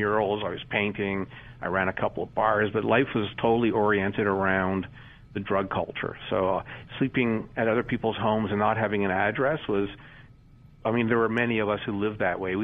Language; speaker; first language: English; native; English